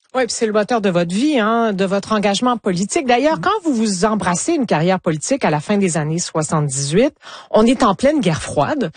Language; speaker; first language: French; native; French